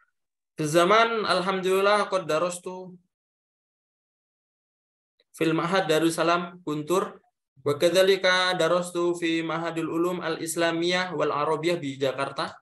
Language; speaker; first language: Arabic; non-native, fluent; Indonesian